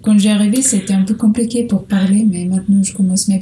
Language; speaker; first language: French; non-native, learner; Portuguese